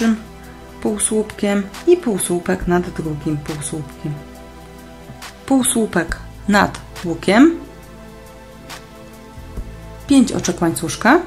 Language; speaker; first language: Polish; native; Polish